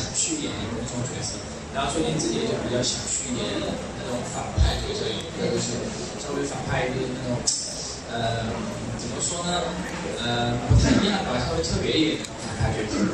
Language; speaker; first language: Chinese; native; Chinese